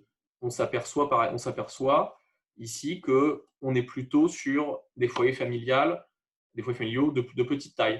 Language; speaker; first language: French; native; French